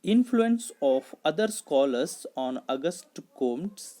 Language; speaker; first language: English; non-native, local second language; Kannada